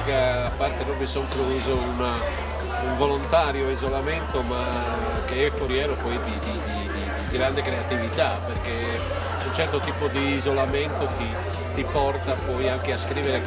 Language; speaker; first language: Italian; native; Italian